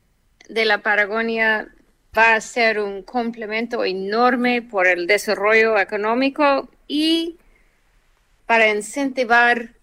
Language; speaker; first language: Spanish; non-native, fluent; English